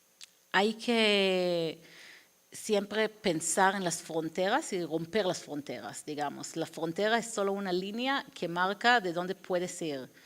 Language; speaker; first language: Spanish; non-native, fluent; Hebrew